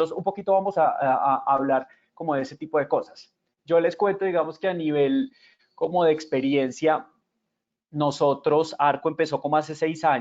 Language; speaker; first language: Spanish; native; Spanish